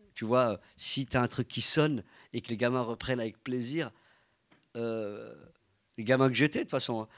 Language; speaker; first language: French; native; French